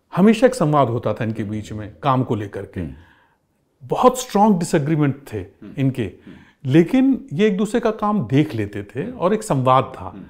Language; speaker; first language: Hindi; native; Hindi